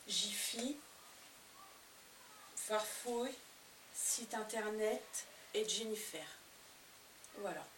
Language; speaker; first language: French; native; French